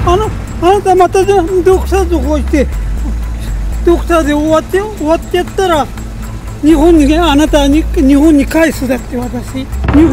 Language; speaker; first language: Japanese; non-native, learner; Filipino